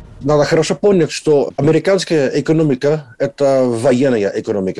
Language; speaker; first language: Russian; non-native, learner; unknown